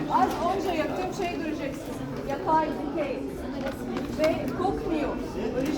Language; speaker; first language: Turkish; non-native, learner; Arabic